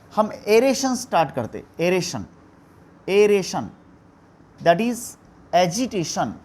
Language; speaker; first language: Hindi; non-native, local second language; Marathi